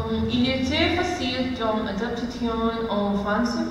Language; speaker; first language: French; non-native, learner; Spanish